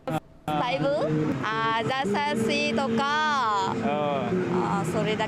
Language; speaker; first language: Japanese; non-native, learner; Vietnamese